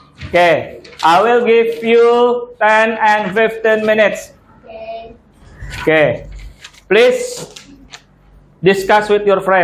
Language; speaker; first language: English; non-native, learner; Indonesian